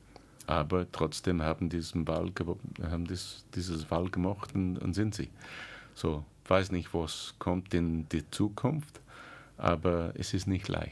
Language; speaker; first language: German; non-native, learner; English